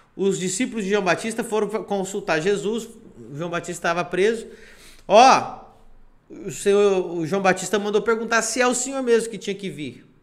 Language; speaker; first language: Portuguese; non-native, fluent; Spanish